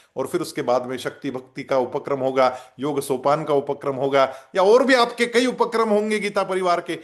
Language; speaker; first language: Hindi; non-native, local second language; Marathi